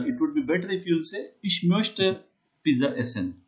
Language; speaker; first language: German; non-native, fluent; Hindi